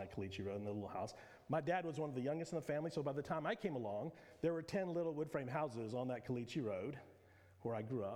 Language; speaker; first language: English; native; English